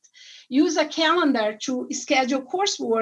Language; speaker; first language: English; non-native, fluent; Portuguese